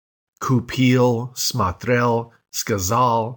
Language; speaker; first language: Russian; non-native, fluent; English